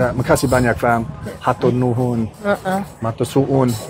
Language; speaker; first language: Indonesian; non-native, fluent; English